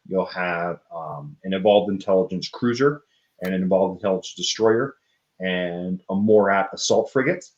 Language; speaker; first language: English; native; English